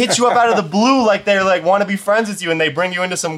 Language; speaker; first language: English; native; English